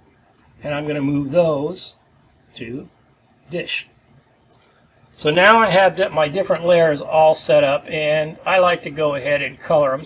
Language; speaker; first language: English; native; English